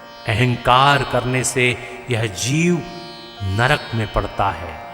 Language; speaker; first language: Hindi; native; Hindi